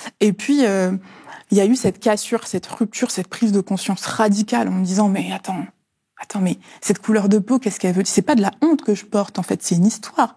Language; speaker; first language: French; early bilingual, other home language; Lingala